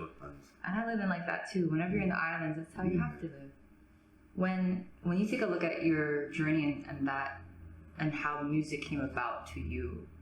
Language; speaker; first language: English; native; English